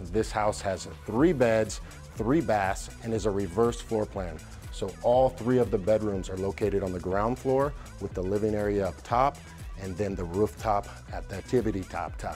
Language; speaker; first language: English; native; English